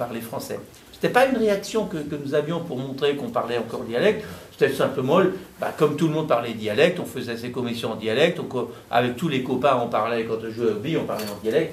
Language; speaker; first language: French; native; French